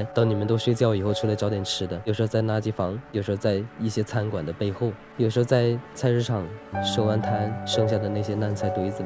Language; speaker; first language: Chinese; native; Chinese